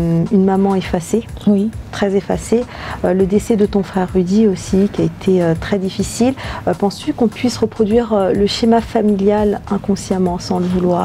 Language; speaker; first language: French; native; French